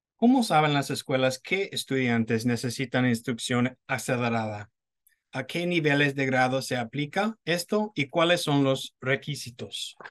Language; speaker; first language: Spanish; non-native, fluent; English